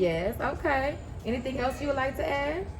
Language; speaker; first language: English; native; English